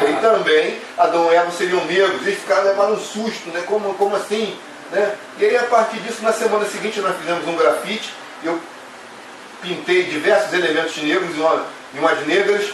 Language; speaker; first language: Portuguese; native; Portuguese